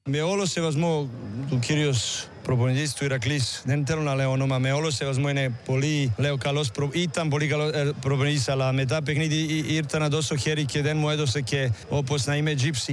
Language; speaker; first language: Greek; non-native, learner; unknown